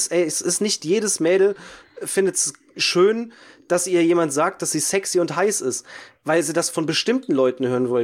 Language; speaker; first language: German; native; German